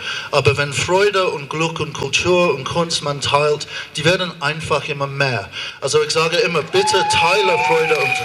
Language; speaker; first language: German; non-native, fluent; English